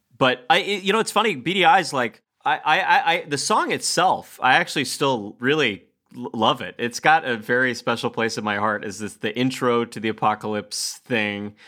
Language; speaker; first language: English; native; English